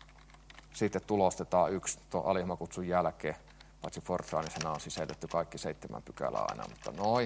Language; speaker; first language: Finnish; native; Finnish